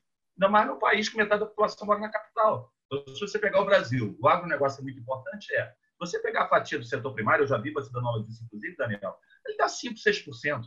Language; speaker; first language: Portuguese; native; Portuguese